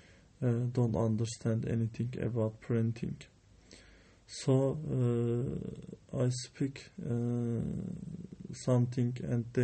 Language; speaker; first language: English; non-native, learner; Turkish